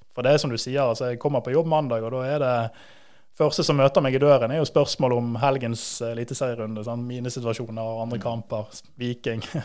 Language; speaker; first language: Norwegian; native; Norwegian